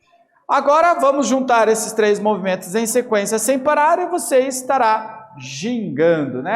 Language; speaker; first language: Portuguese; native; Portuguese